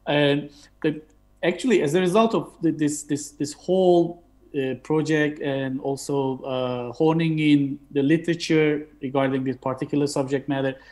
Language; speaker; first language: English; non-native, fluent; Turkish